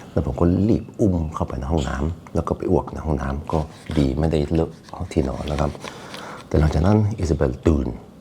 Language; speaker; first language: Thai; non-native, fluent; Norwegian